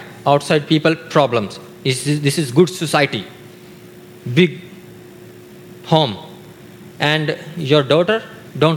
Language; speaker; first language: English; non-native, learner; Urdu